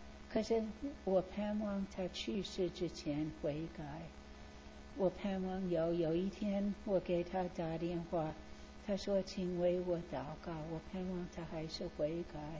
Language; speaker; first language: Chinese; non-native, fluent; English